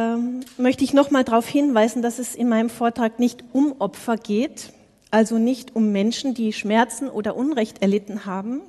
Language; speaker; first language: German; native; German